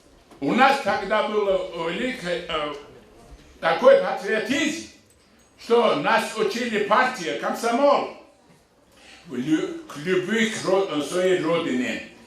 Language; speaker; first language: Russian; non-native, local second language; Avaric